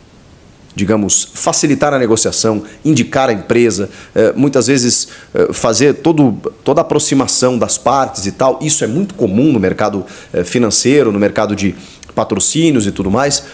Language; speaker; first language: Portuguese; native; Portuguese